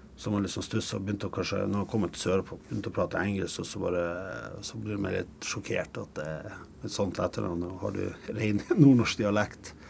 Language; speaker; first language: Norwegian; early bilingual, other home language; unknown